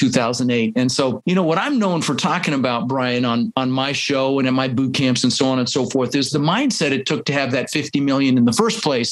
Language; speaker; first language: English; early bilingual, other home language; Dutch